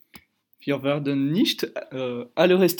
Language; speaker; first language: German; non-native, learner; French